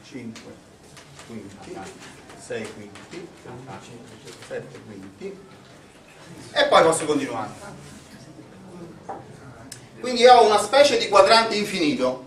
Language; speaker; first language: Italian; native; Italian